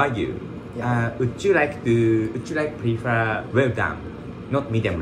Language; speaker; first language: English; non-native, learner; Japanese